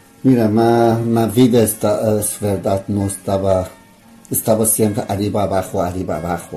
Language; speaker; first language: Spanish; non-native, learner; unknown